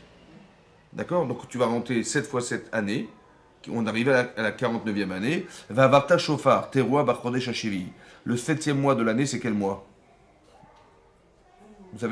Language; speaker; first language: French; native; French